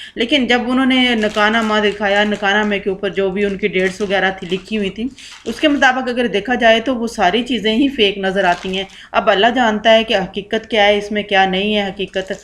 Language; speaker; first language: Urdu; non-native, local second language; Punjabi